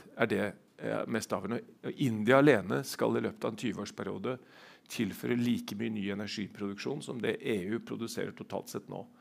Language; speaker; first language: Norwegian; native; Norwegian